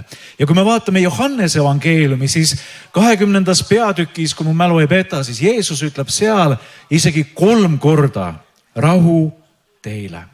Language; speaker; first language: Estonian; native; Estonian